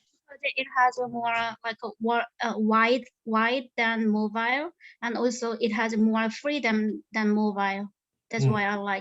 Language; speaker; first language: English; non-native, fluent; Korean